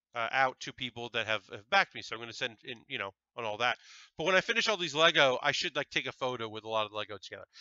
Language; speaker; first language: English; native; English